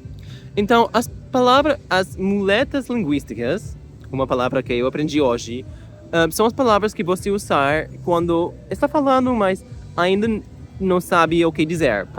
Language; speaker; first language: Portuguese; non-native, learner; English